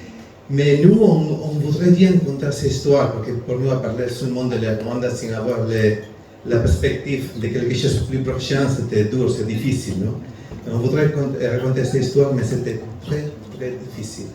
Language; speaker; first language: French; non-native, learner; Spanish